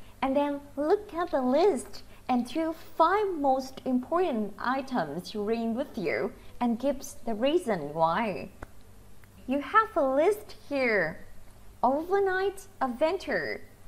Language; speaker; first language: English; non-native, fluent; Vietnamese